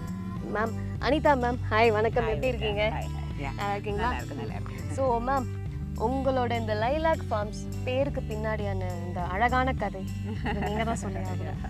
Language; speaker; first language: Tamil; native; Tamil